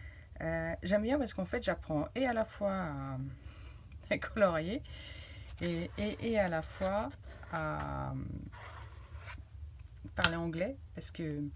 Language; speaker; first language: French; native; French